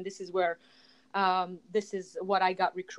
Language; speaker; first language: English; non-native, fluent; Serbian